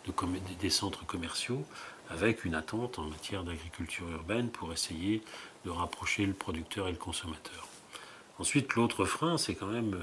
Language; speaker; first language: French; native; French